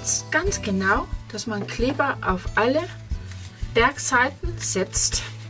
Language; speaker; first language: German; non-native, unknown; Danish